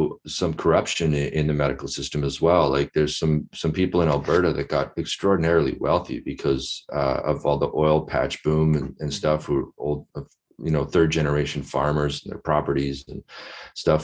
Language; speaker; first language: English; native; English